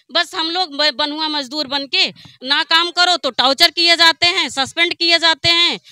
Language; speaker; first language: Hindi; native; Hindi